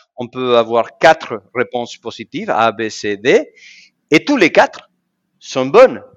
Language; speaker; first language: French; non-native, fluent; Spanish